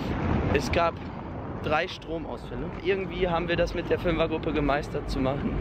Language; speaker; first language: German; native; German